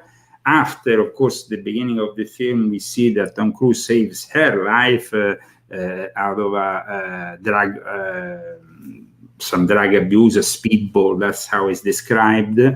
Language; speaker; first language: English; non-native, fluent; Italian